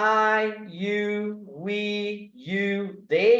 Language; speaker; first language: English; non-native, fluent; Portuguese